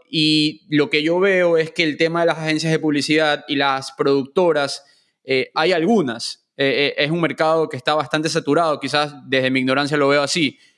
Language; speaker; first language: Spanish; native; Spanish